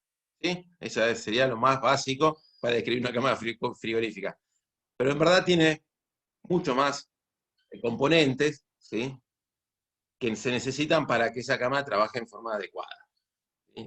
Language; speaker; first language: Spanish; native; Spanish